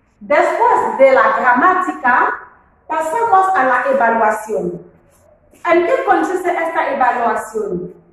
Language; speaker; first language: Spanish; non-native, fluent; French